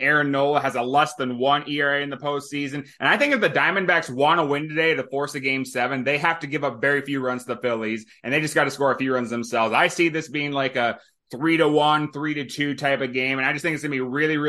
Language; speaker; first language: English; native; English